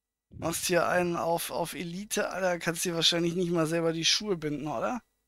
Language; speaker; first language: German; native; German